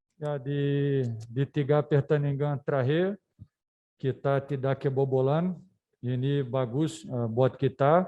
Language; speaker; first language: Indonesian; non-native, fluent; Dutch